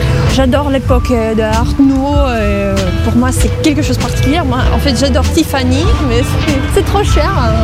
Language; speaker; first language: French; non-native, fluent; Russian